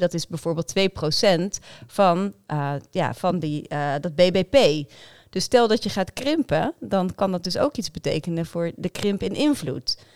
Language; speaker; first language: Dutch; native; Dutch